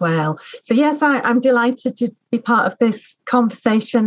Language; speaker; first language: English; native; English